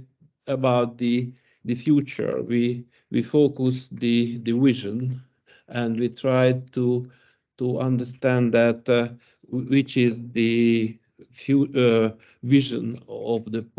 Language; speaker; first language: English; non-native, learner; Hungarian